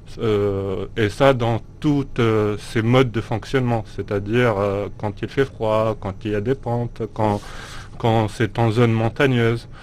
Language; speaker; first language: French; non-native, local second language; Arabic